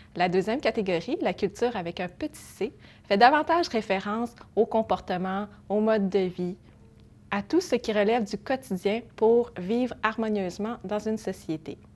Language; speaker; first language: French; early bilingual, other home language; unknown